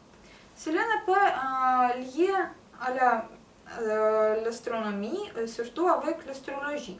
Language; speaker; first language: French; non-native, learner; Russian